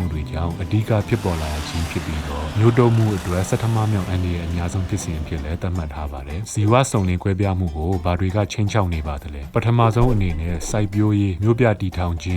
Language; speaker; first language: Burmese; native; Burmese